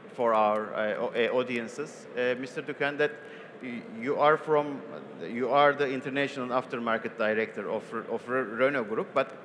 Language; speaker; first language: English; non-native, fluent; Turkish